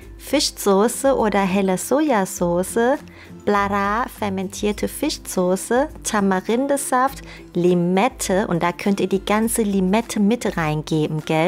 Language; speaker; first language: German; early bilingual, other home language; Thai